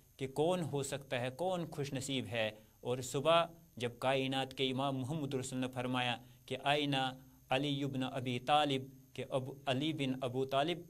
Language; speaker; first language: Urdu; non-native, local second language; Kashmiri